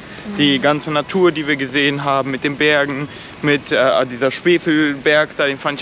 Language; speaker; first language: German; native; German